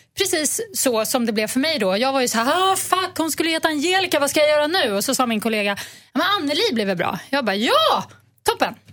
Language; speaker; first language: Swedish; native; Swedish